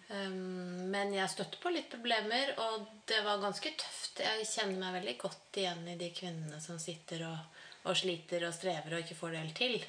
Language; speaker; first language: Norwegian; native; Norwegian